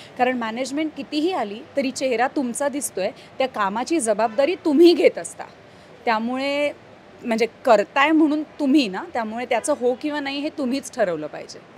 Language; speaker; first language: Marathi; native; Marathi